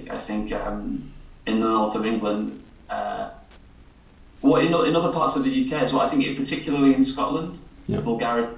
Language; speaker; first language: English; native; English